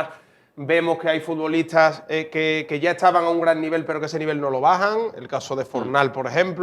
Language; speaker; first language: Spanish; native; Spanish